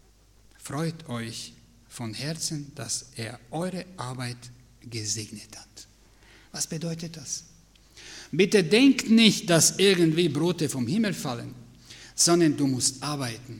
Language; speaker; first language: German; non-native, fluent; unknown